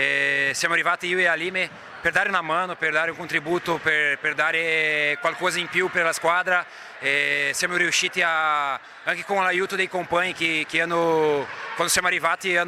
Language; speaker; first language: Italian; non-native, fluent; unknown